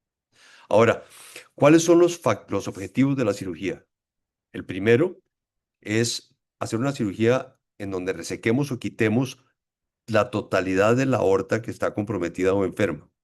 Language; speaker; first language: Spanish; native; Spanish